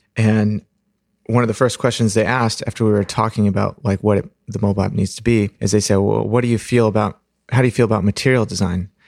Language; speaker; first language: English; native; English